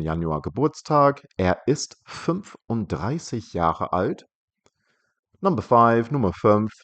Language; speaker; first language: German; non-native, fluent; English